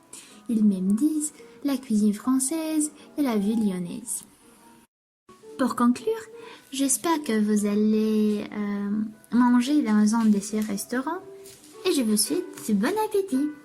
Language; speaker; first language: French; non-native, learner; Romanian